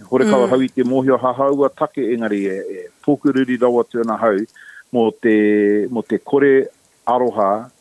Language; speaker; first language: Māori; non-native, local second language; English